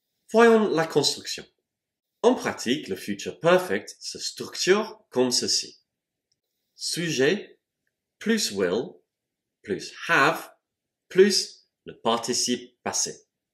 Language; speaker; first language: French; non-native, fluent; English